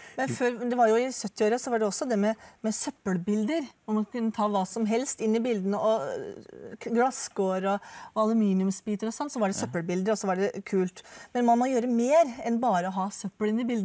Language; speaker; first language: Norwegian; native; Norwegian